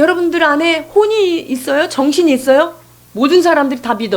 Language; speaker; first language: Korean; native; Korean